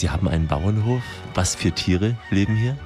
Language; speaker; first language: German; native; German